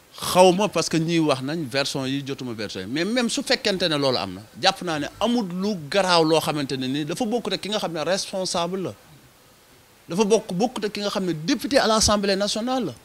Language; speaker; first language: Wolof; native; Wolof